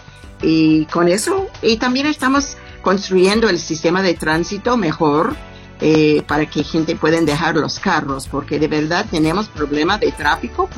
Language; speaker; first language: Spanish; non-native, fluent; English